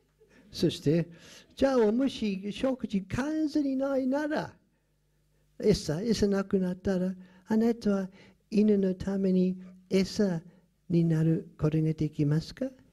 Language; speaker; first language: Japanese; non-native, fluent; English